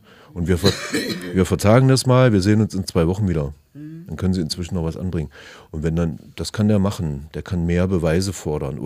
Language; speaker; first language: German; native; German